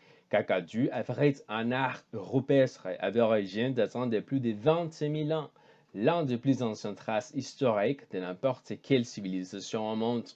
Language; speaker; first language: French; non-native, fluent; Spanish